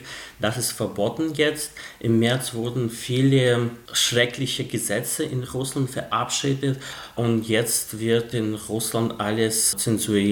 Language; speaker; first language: German; non-native, fluent; Russian